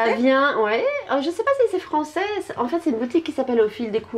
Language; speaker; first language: French; native; French